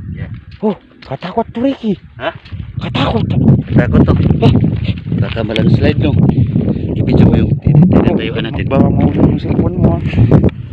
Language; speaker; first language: Filipino; non-native, local second language; Cebuano